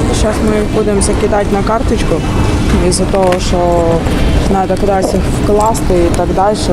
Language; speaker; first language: Ukrainian; native; Ukrainian